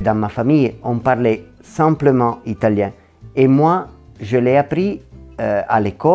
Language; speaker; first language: French; non-native, local second language; Italian